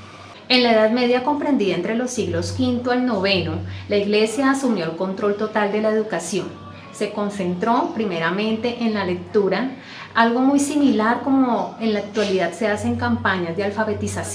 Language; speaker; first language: Spanish; native; Spanish